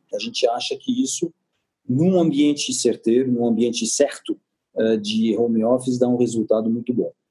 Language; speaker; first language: Portuguese; non-native, fluent; French